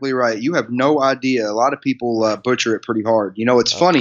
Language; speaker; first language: English; native; English